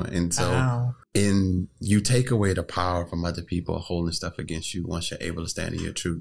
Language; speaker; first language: English; native; English